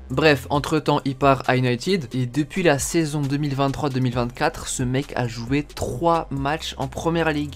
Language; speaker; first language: French; native; French